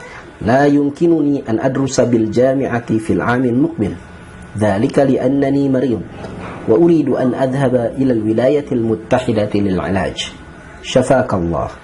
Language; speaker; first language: Arabic; non-native, fluent; Indonesian